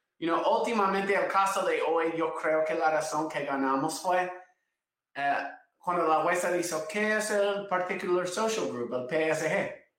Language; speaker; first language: Spanish; non-native, fluent; English